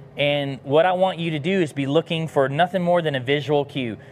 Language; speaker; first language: English; native; English